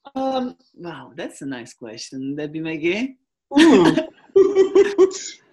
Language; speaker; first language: English; non-native, fluent; Italian